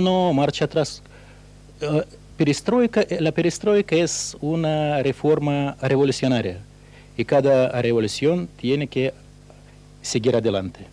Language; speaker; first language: Spanish; non-native, fluent; Russian